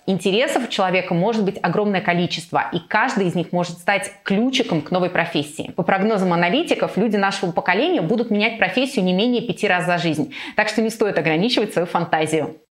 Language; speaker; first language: Russian; native; Russian